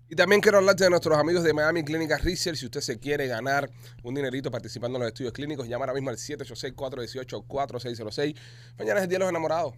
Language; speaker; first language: Spanish; native; Spanish